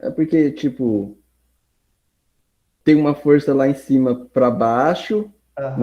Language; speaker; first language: Portuguese; native; Portuguese